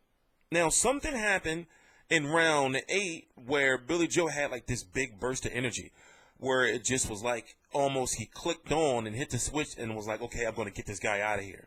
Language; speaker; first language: English; native; English